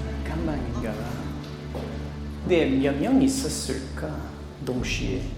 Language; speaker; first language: Korean; non-native, learner; French